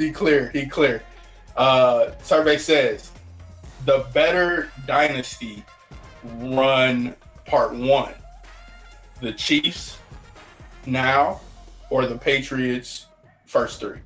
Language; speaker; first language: English; native; English